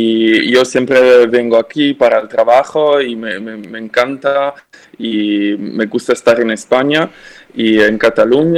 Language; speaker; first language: Spanish; non-native, fluent; French